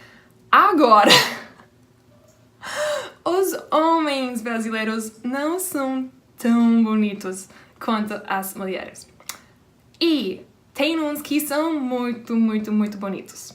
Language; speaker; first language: Portuguese; non-native, fluent; English